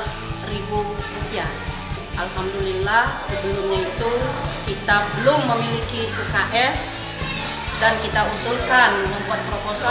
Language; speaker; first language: Indonesian; native; Indonesian